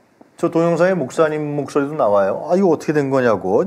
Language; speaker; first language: Korean; native; Korean